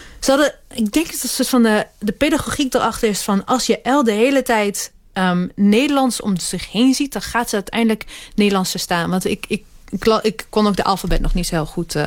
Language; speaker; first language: Dutch; early bilingual, other home language; Hebrew